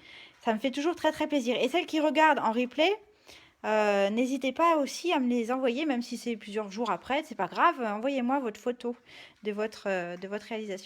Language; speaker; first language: French; native; French